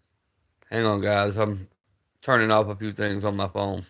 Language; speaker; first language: English; native; English